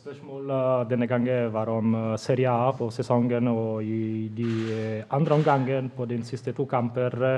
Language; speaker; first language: Norwegian; non-native, fluent; Italian